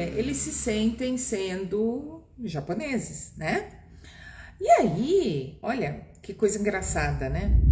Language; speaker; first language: Portuguese; early bilingual, other home language; Japanese